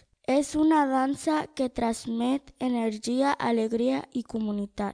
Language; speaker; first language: Catalan; early bilingual, other home language; Spanish